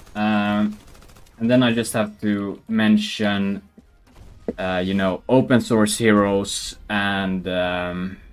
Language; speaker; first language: English; non-native, fluent; Swedish